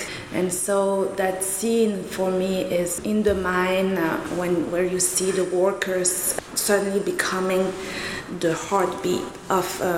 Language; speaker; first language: English; non-native, local second language; Kinyarwanda